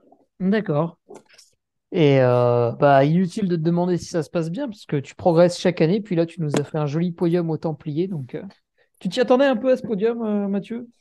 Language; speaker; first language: French; native; French